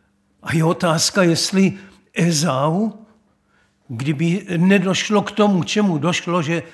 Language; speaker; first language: Czech; native; Czech